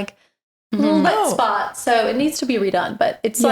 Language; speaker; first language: English; native; English